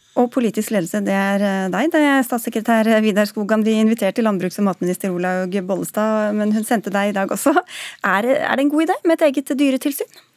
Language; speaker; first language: Norwegian; native; Norwegian